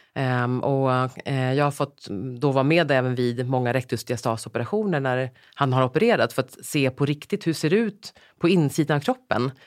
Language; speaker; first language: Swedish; native; Swedish